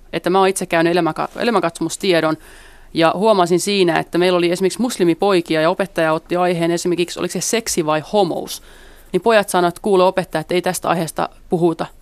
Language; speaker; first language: Finnish; early bilingual, other home language; Central Kurdish